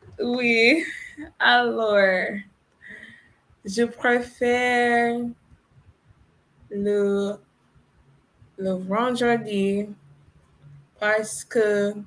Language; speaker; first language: French; non-native, learner; English